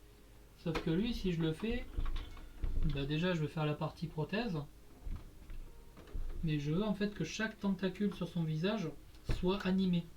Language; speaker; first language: French; native; French